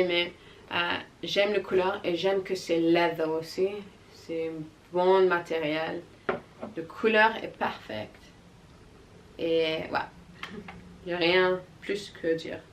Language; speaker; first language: French; non-native, learner; English